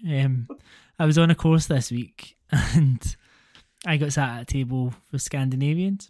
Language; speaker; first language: English; native; English